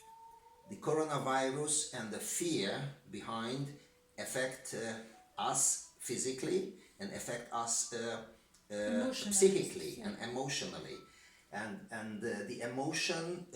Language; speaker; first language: English; non-native, learner; Hungarian